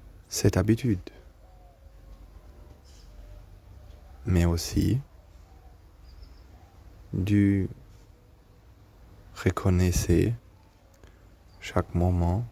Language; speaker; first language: French; non-native, learner; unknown